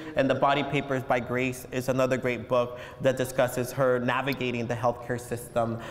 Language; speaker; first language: English; early bilingual, other home language; Spanish